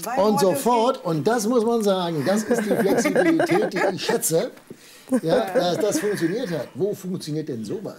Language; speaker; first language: German; native; German